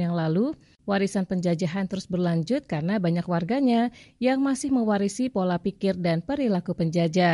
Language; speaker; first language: Indonesian; native; Indonesian